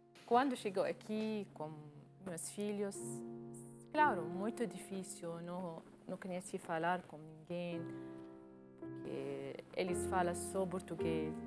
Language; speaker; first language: Portuguese; non-native, learner; Arabic